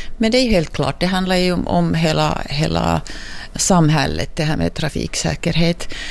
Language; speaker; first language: Swedish; non-native, local second language; Finnish